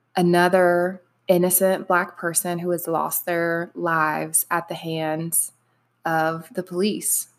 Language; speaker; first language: English; native; English